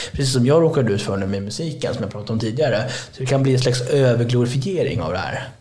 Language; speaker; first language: Swedish; early bilingual, other home language; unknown